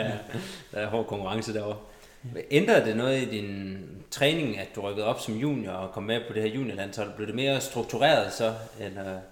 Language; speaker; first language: Danish; native; Danish